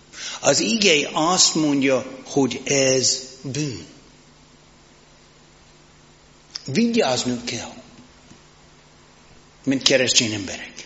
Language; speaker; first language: Hungarian; non-native, fluent; English